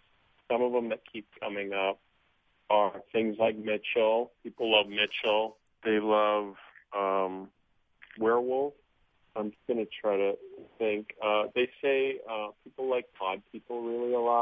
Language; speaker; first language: English; native; English